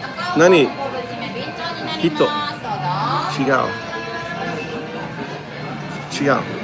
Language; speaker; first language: Japanese; non-native, learner; English